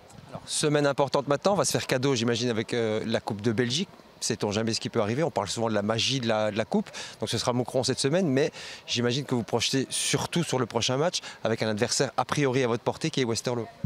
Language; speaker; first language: French; native; French